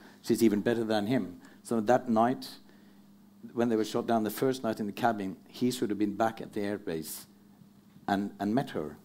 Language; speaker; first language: English; non-native, fluent; Norwegian